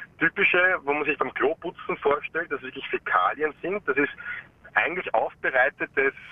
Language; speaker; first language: German; native; German